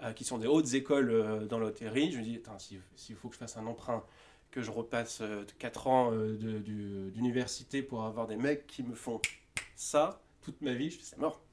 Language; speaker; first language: French; native; French